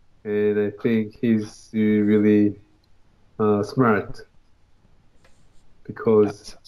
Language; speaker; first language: English; non-native, learner; Korean